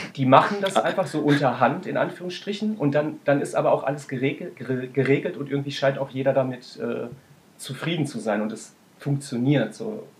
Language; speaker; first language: German; native; German